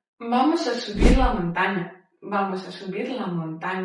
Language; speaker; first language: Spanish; non-native, fluent; Ukrainian